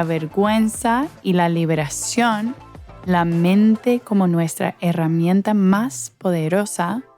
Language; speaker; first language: Spanish; early bilingual, heritage; English